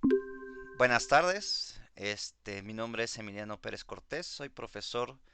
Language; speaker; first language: Spanish; native; Spanish